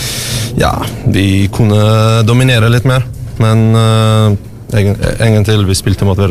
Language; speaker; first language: Norwegian; non-native, learner; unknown